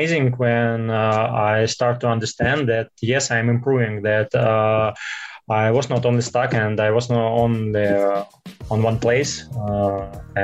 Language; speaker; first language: English; non-native, fluent; Russian